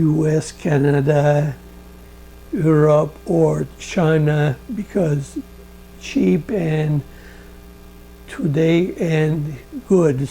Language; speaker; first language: English; non-native, learner; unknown